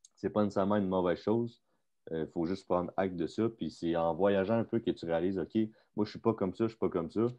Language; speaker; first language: French; native; French